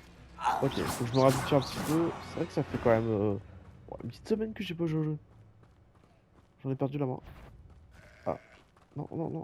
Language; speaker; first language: French; native; French